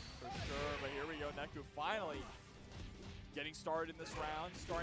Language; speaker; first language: English; native; English